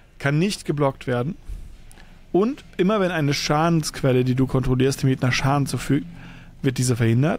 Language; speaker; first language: German; native; German